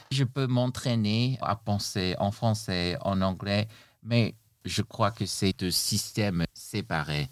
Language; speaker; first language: French; non-native, fluent; Chinese